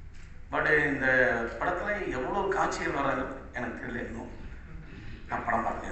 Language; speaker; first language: Tamil; native; Tamil